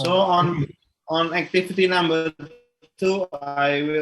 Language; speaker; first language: English; non-native, learner; Malay